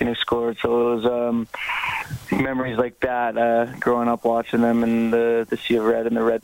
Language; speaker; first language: English; native; English